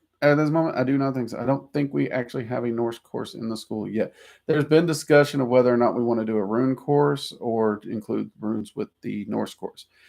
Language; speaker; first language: English; native; English